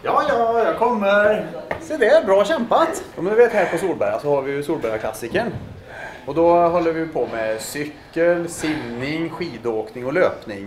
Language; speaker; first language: Swedish; native; Swedish